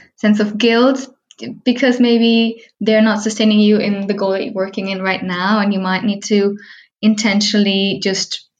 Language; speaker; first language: English; early bilingual, heritage; Spanish